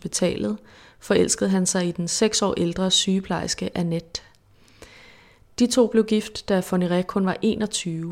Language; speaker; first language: Danish; native; Danish